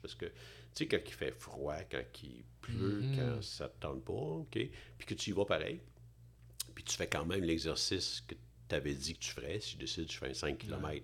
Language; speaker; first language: French; native; French